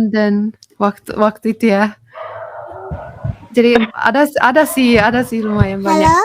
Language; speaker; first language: Indonesian; non-native, fluent; Finnish